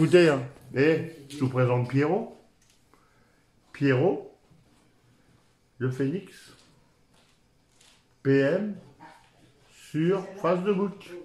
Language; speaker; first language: French; native; French